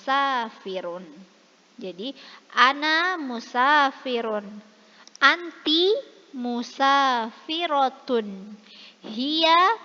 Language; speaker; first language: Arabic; non-native, fluent; Indonesian